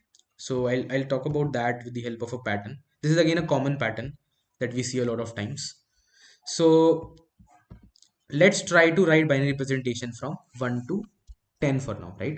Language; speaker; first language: English; non-native, local second language; Hindi